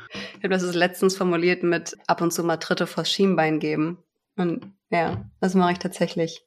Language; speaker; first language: German; native; German